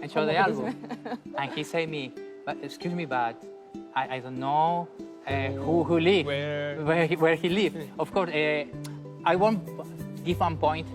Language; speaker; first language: English; non-native, learner; Spanish